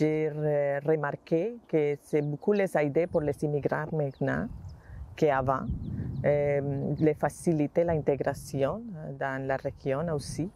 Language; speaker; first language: French; non-native, learner; Spanish